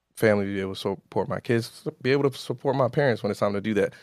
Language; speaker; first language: English; early bilingual, other home language; Yoruba